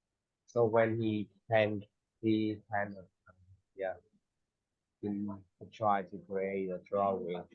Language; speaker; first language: English; non-native, fluent; Vietnamese